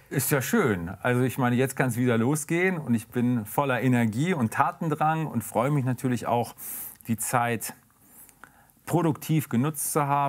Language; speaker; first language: German; native; German